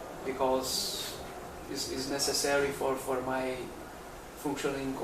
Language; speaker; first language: English; non-native, learner; Portuguese